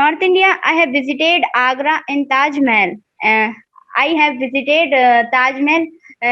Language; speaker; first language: English; non-native, learner; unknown